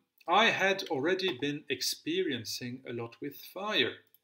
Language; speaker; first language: English; non-native, fluent; French